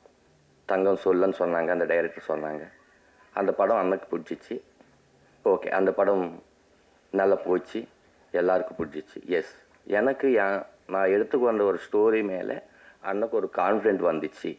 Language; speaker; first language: Tamil; non-native, learner; Telugu